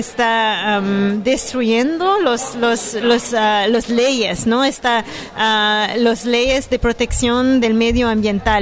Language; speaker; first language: Spanish; non-native, fluent; French